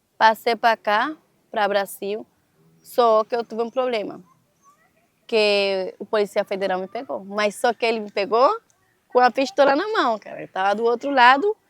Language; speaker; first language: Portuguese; non-native, fluent; Spanish